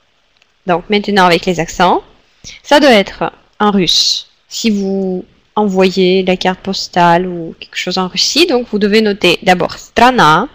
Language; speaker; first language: French; non-native, fluent; Russian